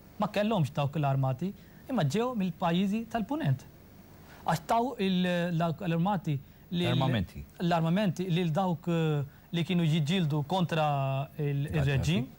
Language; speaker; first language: Maltese; non-native, fluent; Urdu